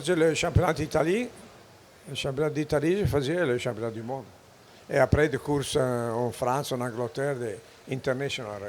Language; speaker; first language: French; non-native, fluent; Italian